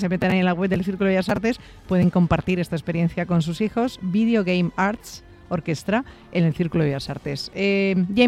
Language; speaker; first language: Spanish; native; Spanish